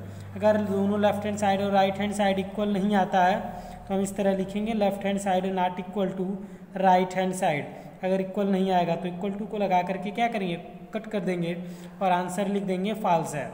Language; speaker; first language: Hindi; native; Hindi